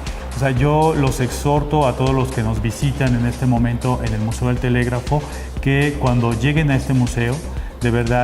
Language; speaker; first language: Spanish; native; Spanish